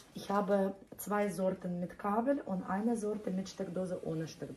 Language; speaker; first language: German; non-native, fluent; Russian